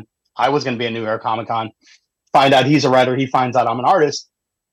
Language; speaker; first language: English; native; English